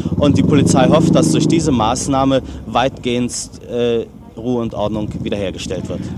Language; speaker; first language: German; native; German